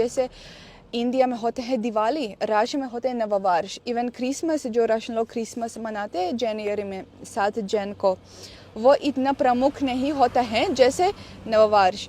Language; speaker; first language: Hindi; non-native, fluent; Russian